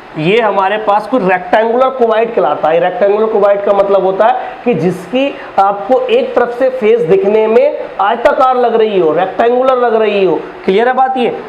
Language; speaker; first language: Hindi; native; Hindi